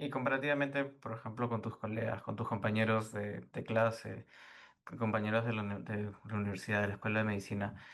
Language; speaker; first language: Spanish; native; Spanish